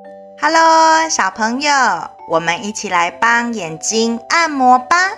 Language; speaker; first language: Chinese; native; Chinese